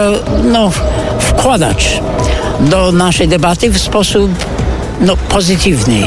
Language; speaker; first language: Polish; non-native, fluent; English